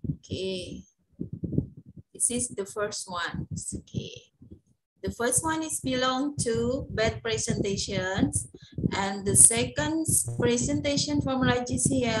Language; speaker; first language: English; non-native, fluent; Indonesian